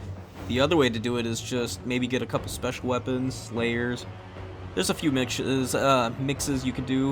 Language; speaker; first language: English; native; English